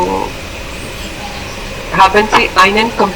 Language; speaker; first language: German; non-native, learner; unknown